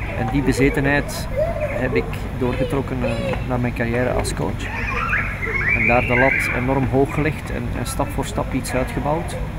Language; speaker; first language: Dutch; native; Dutch